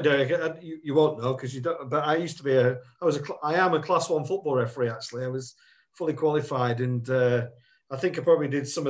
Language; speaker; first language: English; native; English